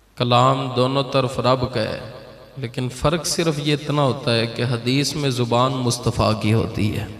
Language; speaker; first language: Urdu; non-native, local second language; Punjabi